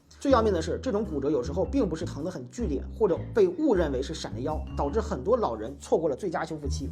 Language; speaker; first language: Chinese; native; Chinese